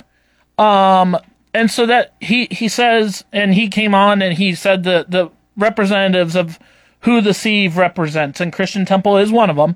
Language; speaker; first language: English; native; English